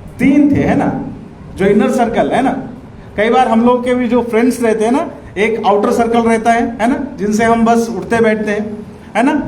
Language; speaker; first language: Hindi; non-native, local second language; Marathi